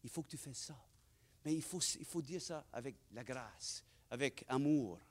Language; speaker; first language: French; non-native, fluent; English